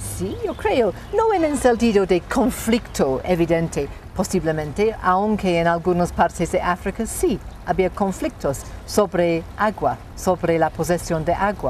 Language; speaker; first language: Spanish; non-native, fluent; English